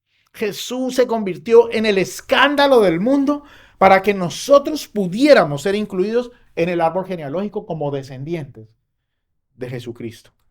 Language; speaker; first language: Spanish; native; Spanish